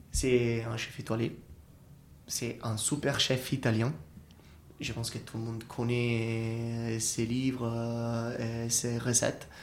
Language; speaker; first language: French; non-native, fluent; Italian